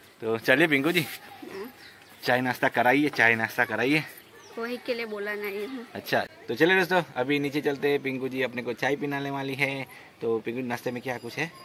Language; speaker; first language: Hindi; non-native, local second language; Gujarati